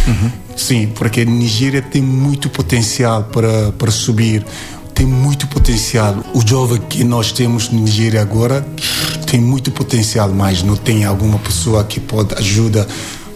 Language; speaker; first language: Portuguese; non-native, learner; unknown